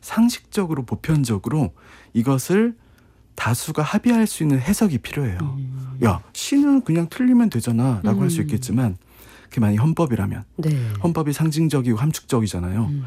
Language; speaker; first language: Korean; native; Korean